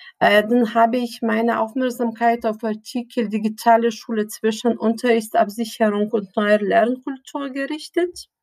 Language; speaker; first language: German; non-native, fluent; Lithuanian